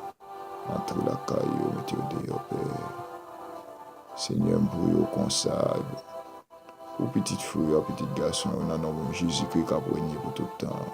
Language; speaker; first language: French; non-native, local second language; Haitian Creole